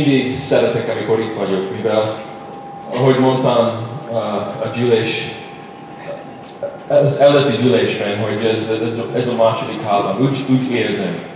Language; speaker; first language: Hungarian; non-native, learner; English